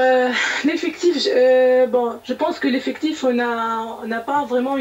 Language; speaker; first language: French; non-native, local second language; Arabic